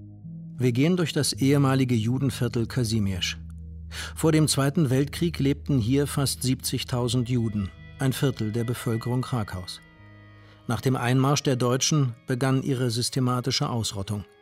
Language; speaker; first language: German; native; German